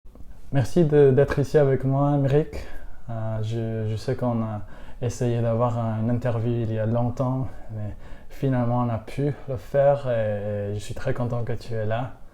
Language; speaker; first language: French; non-native, learner; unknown